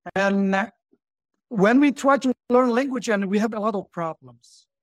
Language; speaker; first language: English; non-native, fluent; Turkish